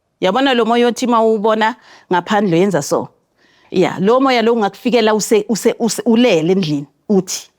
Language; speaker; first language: Zulu; native; Zulu